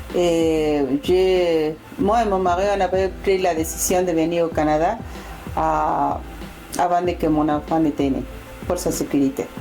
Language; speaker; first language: French; non-native, fluent; Spanish